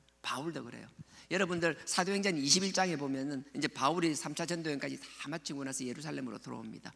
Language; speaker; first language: Korean; native; Korean